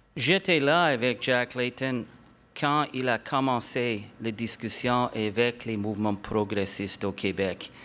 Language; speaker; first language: French; non-native, local second language; English